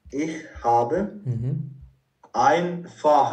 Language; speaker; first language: German; non-native, learner; Croatian